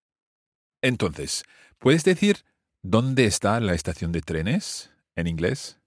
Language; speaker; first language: Spanish; non-native, fluent; English